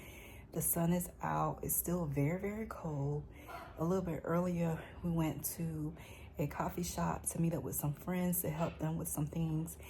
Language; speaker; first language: English; native; English